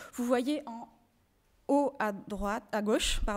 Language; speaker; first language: French; native; French